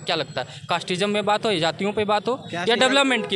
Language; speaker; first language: Hindi; native; Hindi